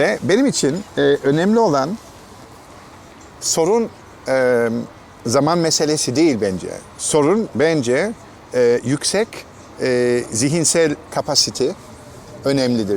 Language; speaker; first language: Turkish; non-native, fluent; German